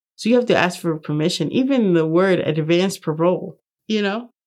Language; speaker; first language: English; early bilingual, other home language; Spanish